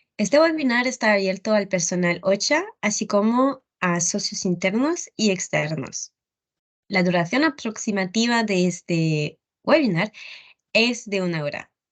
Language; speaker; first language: Spanish; non-native, fluent; French